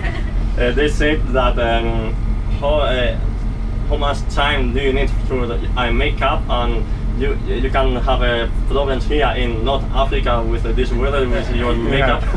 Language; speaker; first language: English; non-native, learner; Spanish